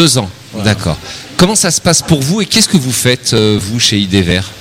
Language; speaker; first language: French; native; French